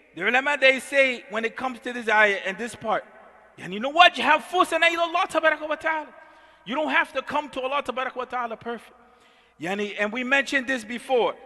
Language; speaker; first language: English; native; English